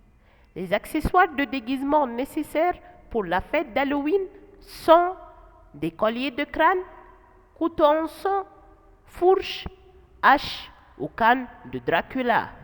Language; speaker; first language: French; non-native, fluent; Arabic